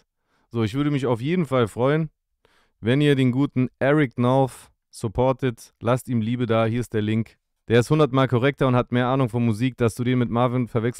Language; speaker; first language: German; native; German